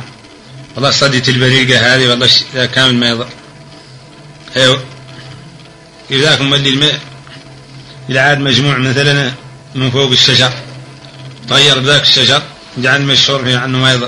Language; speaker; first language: Arabic; native; Arabic